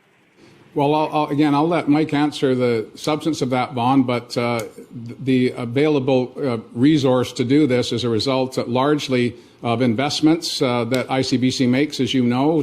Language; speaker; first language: English; native; English